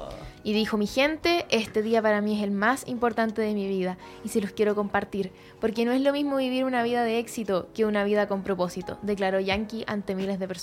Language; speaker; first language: Spanish; native; Spanish